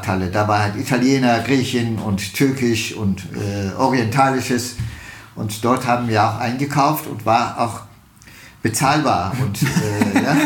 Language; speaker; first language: German; non-native, fluent; Turkish